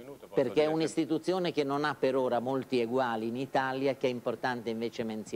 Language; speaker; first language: Italian; native; Italian